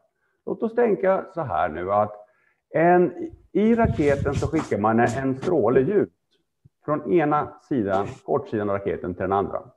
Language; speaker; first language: Swedish; native; Swedish